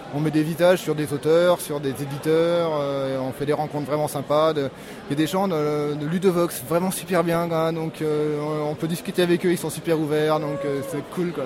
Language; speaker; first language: French; native; French